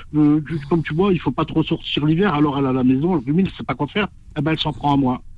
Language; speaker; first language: French; native; French